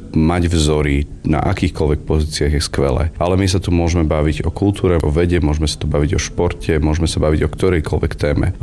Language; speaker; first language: Slovak; native; Slovak